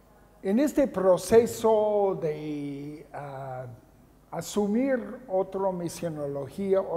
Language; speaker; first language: Spanish; non-native, fluent; English